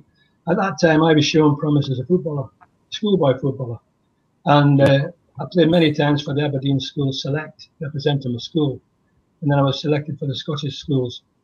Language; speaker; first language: English; native; English